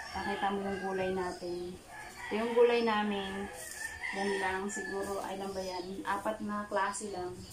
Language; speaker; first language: Filipino; non-native, local second language; Cebuano